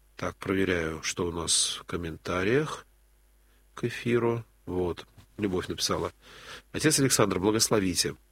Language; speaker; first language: Russian; native; Russian